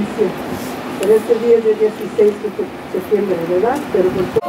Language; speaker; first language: Spanish; native; Spanish